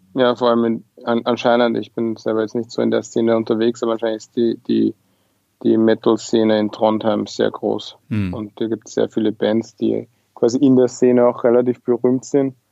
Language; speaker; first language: German; native; German